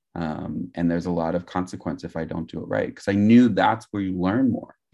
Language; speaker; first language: English; native; English